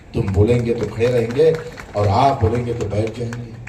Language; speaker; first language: Hindi; non-native, local second language; Marathi